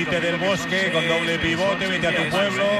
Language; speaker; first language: Spanish; native; Spanish